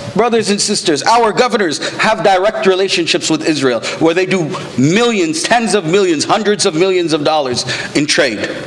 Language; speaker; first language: English; native; English